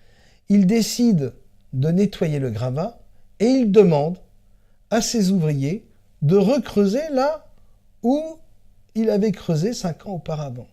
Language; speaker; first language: French; native; French